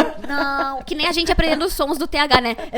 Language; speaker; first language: Portuguese; native; Portuguese